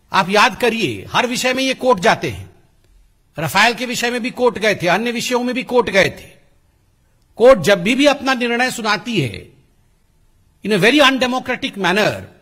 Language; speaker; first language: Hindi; non-native, local second language; Odia